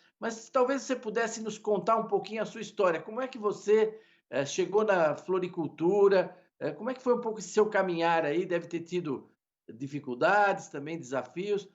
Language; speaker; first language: Portuguese; native; Portuguese